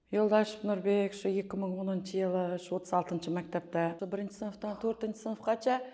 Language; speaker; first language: Uzbek; native; Uzbek